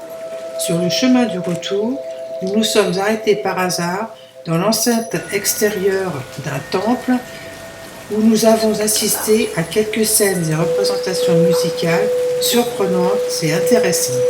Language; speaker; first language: French; native; French